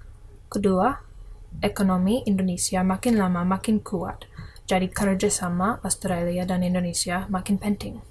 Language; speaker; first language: Indonesian; non-native, learner; English